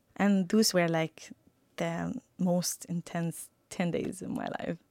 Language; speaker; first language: English; non-native, fluent; Arabic